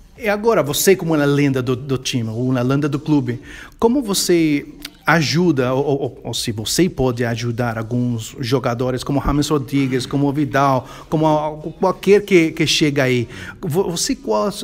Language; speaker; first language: Portuguese; non-native, fluent; Spanish